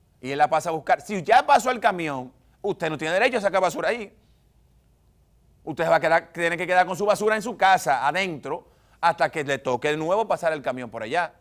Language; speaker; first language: Spanish; native; Spanish